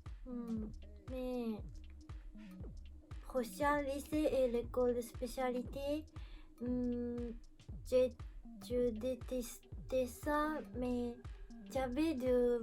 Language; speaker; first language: French; non-native, learner; Japanese